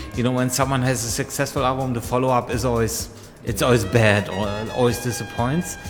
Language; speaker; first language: English; non-native, fluent; German